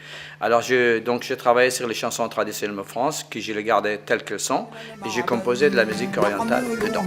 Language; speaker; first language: French; non-native, fluent; Arabic